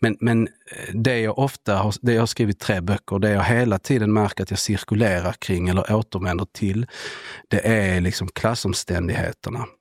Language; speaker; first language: Swedish; early bilingual, other home language; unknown